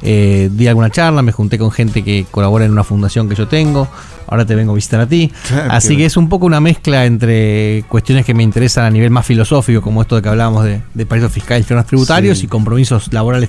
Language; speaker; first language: Spanish; native; Spanish